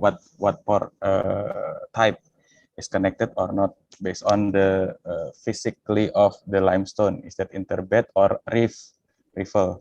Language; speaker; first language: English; non-native, fluent; Indonesian